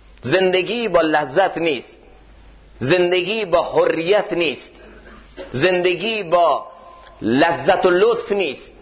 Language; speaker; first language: Persian; native; Persian